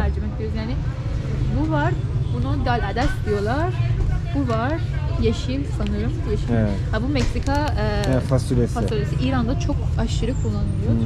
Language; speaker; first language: Turkish; non-native, fluent; Persian